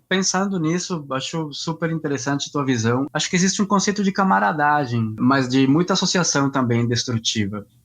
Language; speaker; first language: Portuguese; non-native, fluent; Spanish